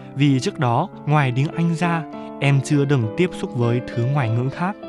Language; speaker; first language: Vietnamese; non-native, fluent; Chinese